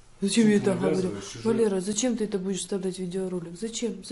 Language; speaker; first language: Russian; native; Russian